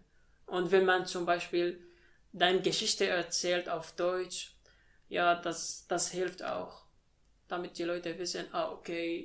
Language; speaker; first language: German; non-native, learner; Arabic